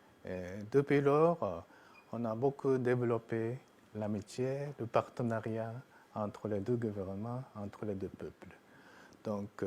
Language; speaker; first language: French; non-native, fluent; Japanese